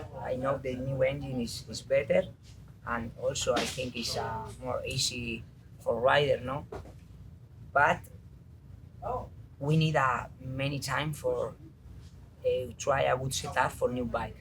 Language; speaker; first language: English; non-native, learner; Spanish